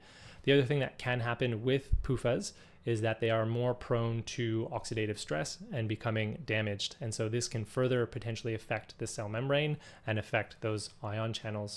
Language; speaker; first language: English; native; English